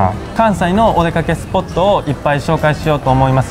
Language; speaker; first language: Japanese; native; Japanese